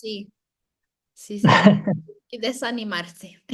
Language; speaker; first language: Spanish; non-native, fluent; Norwegian